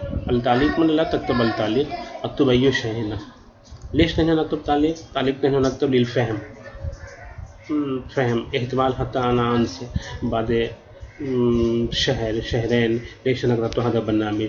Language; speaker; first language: Arabic; non-native, learner; Urdu